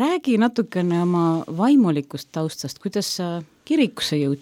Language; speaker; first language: Estonian; non-native, local second language; Russian